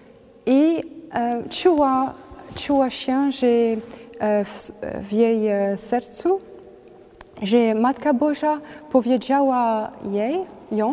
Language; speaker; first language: Polish; non-native, learner; French